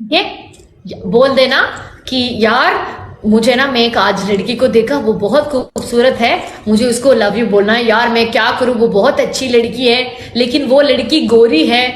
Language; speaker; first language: Hindi; non-native, learner; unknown